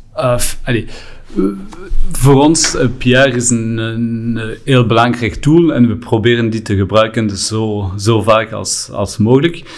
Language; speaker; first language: Dutch; non-native, local second language; French